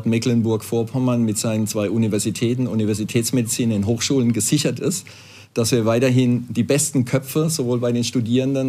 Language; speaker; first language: German; native; German